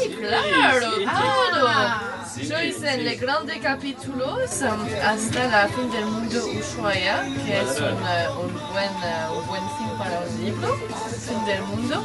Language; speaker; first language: Spanish; non-native, learner; French